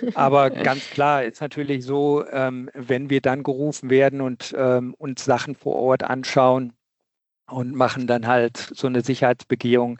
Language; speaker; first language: German; native; German